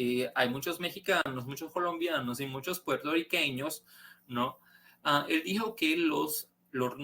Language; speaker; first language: Spanish; non-native, fluent; Portuguese